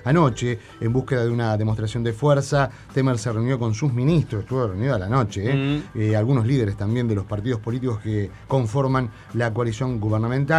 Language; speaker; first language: Spanish; native; Spanish